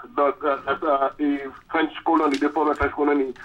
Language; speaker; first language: English; non-native, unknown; Haitian Creole